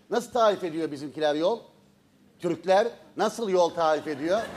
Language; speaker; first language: Turkish; native; Turkish